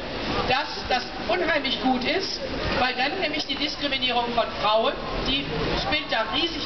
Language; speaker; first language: German; native; German